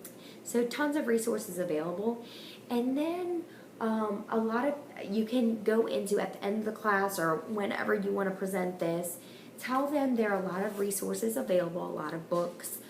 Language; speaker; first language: English; native; English